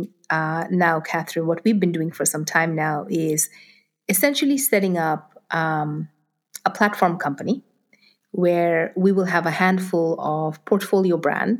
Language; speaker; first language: English; non-native, local second language; Bangla